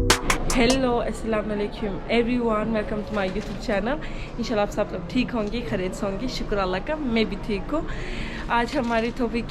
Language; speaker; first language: Hindi; non-native, learner; Turkish